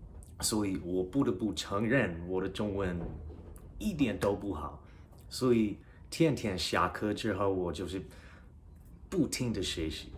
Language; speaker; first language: Chinese; non-native, fluent; English